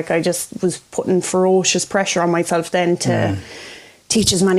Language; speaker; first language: English; native; English